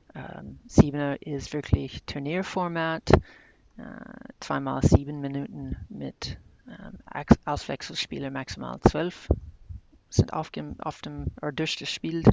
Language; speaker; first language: German; non-native, learner; English